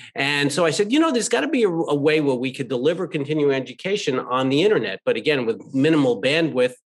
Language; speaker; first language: English; native; English